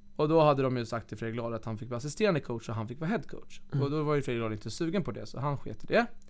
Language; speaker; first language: Swedish; native; Swedish